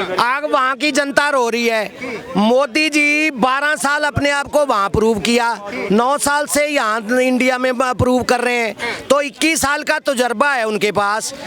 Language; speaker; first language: Hindi; non-native, local second language; Punjabi